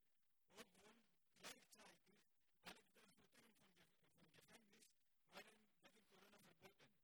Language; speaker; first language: German; non-native, learner; Greek